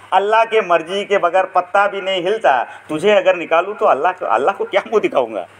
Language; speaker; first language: Hindi; non-native, local second language; Marathi